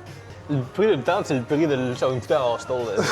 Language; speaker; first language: French; native; French